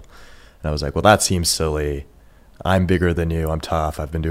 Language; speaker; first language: English; early bilingual, other home language; Persian